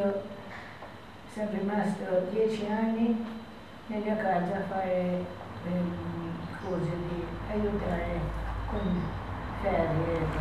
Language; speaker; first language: Italian; non-native, learner; Albanian